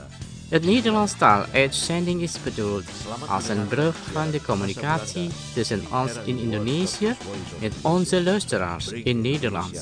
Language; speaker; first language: Dutch; non-native, learner; Indonesian